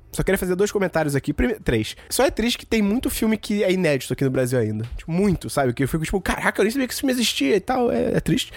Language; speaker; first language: Portuguese; native; Portuguese